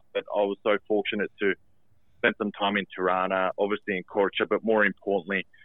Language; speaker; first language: English; early bilingual, other home language; Albanian